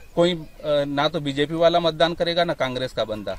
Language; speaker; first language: Hindi; native; Hindi